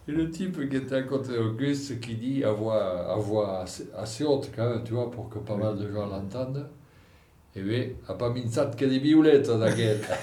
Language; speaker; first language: French; native; French